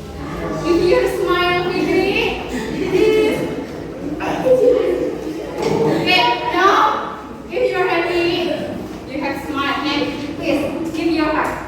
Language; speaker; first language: English; non-native, learner; Indonesian